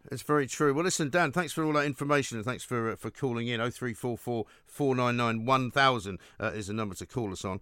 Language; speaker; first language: English; native; English